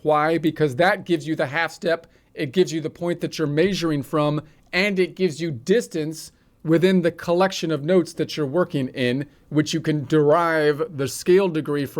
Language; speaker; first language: English; native; English